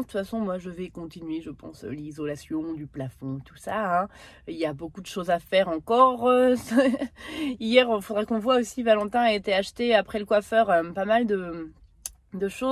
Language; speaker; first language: French; native; French